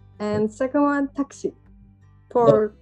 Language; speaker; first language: English; non-native, learner; Georgian